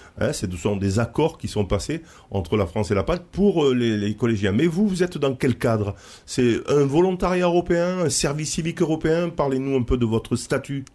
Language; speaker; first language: French; native; French